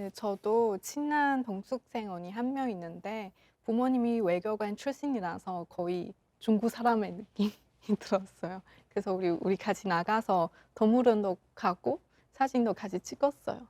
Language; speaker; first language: Korean; non-native, local second language; Chinese